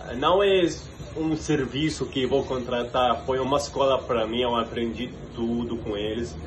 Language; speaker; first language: Portuguese; non-native, fluent; Arabic